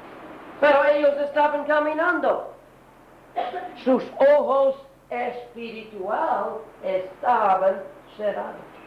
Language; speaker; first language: Spanish; non-native, learner; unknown